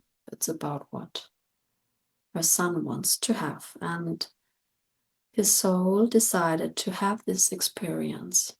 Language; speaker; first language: English; non-native, fluent; German